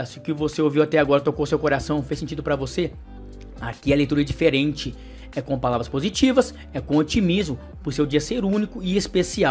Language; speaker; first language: Portuguese; native; Portuguese